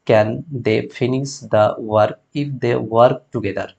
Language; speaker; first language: English; non-native, local second language; Bangla